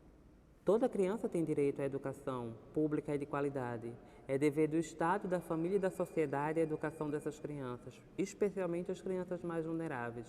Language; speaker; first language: Portuguese; native; Portuguese